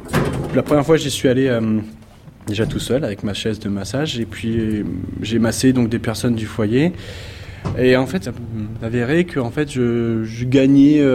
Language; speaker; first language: French; native; French